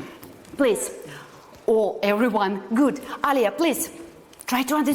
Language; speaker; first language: English; non-native, fluent; Russian